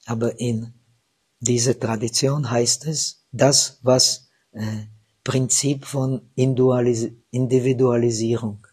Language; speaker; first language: German; non-native, fluent; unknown